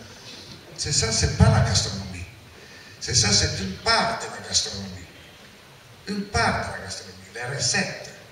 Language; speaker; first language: French; non-native, learner; Italian